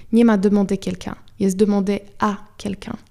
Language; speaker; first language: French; non-native, fluent; Polish